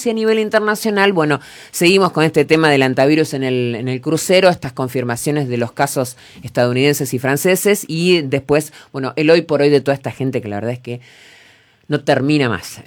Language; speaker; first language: Spanish; native; Spanish